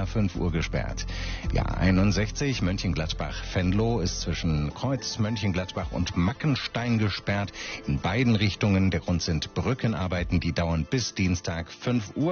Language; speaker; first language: German; native; German